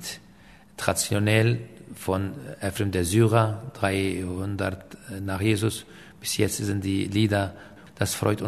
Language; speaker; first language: German; non-native, fluent; Aramaic